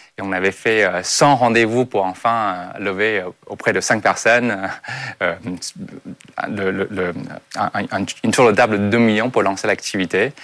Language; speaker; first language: French; non-native, fluent; Chinese